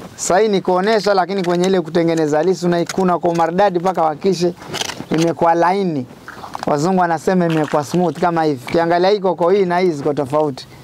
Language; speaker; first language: Swahili; non-native, local second language; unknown